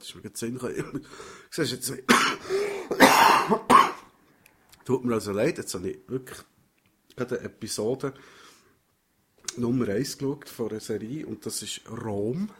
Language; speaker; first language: German; native; German